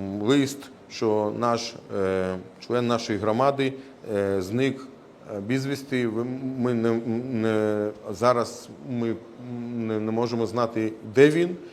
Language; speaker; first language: Ukrainian; non-native, local second language; Russian